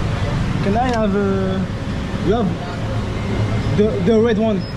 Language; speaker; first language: English; non-native, learner; French